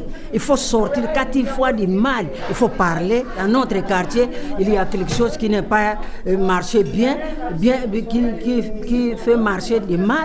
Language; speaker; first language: French; non-native, learner; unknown